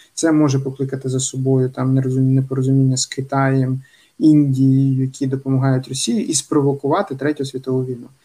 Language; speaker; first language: Ukrainian; native; Ukrainian